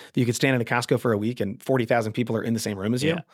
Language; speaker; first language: English; native; English